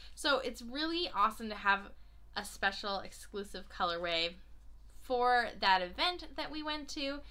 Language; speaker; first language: English; native; English